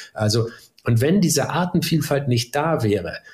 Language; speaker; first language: German; native; German